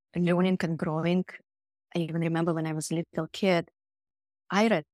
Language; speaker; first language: English; non-native, fluent; Russian